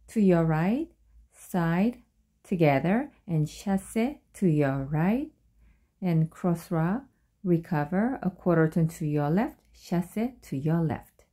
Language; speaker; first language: English; non-native, fluent; Korean